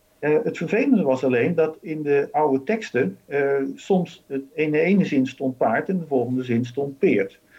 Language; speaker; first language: Dutch; native; Dutch